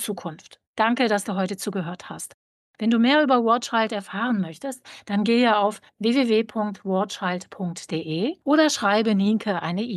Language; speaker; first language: German; native; German